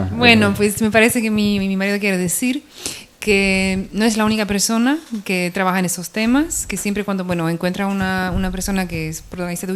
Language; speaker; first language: Spanish; non-native, fluent; Polish